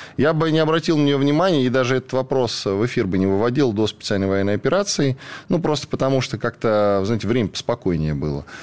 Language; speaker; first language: Russian; native; Russian